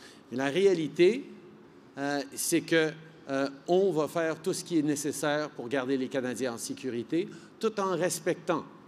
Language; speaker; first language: French; early bilingual, heritage; French